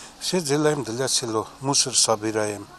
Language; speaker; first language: Russian; non-native, learner; Armenian